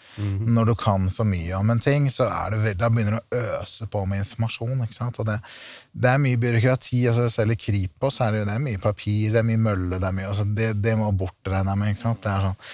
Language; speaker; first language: Norwegian; native; Norwegian